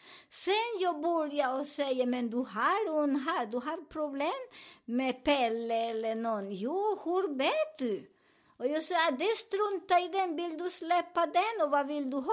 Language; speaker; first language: Swedish; non-native, fluent; Spanish